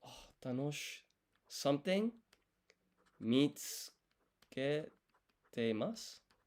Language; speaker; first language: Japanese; non-native, learner; English